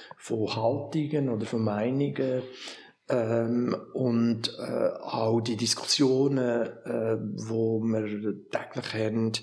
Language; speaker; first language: German; native; German